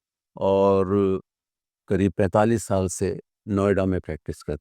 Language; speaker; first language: Hindi; native; Hindi